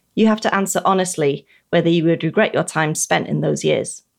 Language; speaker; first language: English; native; English